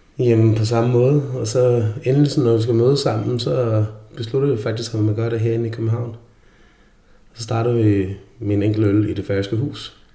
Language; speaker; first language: Danish; early bilingual, other home language; Faroese